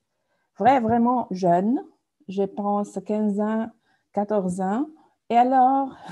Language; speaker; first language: French; non-native, fluent; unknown